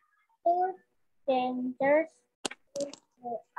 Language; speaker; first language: English; non-native, learner; Indonesian